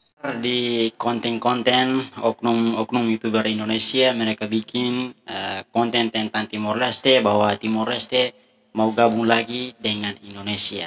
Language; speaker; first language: Indonesian; non-native, fluent; Tetum